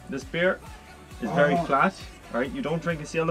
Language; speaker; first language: English; native; English